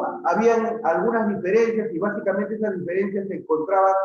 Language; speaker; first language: Spanish; native; Spanish